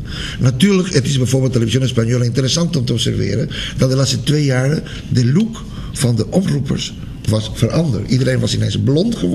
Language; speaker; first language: Dutch; non-native, fluent; Spanish